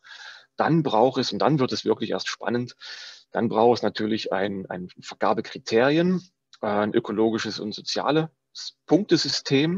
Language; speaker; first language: German; native; German